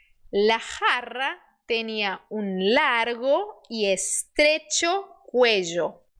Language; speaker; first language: Spanish; non-native, fluent; Portuguese